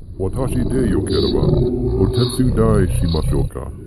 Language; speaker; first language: Japanese; non-native, learner; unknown